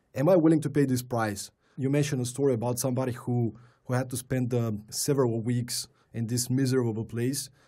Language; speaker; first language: English; non-native, fluent; Bulgarian